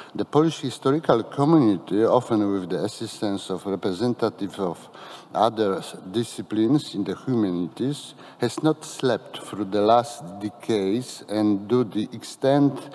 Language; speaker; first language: English; non-native, fluent; Polish